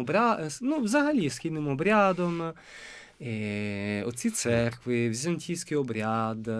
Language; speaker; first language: Ukrainian; non-native, fluent; Italian